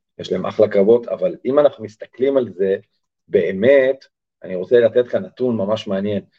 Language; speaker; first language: Hebrew; early bilingual, other home language; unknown